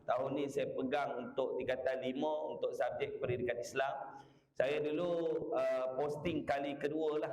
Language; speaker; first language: Malay; native; Malay